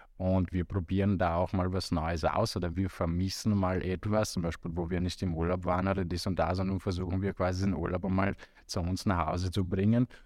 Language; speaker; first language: German; non-native, fluent; Romanian